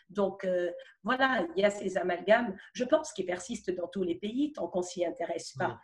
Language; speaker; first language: French; non-native, local second language; Arabic